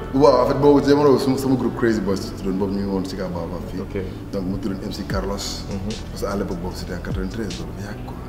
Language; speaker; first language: Wolof; native; Wolof